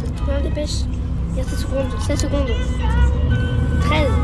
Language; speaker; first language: French; native; French